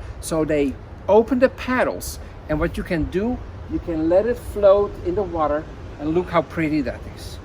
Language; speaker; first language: English; non-native, fluent; Dutch